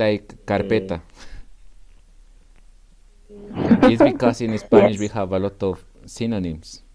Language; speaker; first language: English; non-native, fluent; Spanish